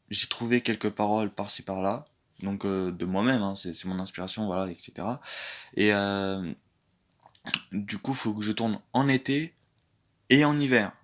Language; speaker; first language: French; native; French